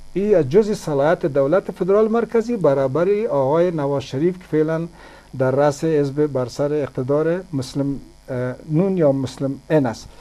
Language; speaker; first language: Persian; native; Persian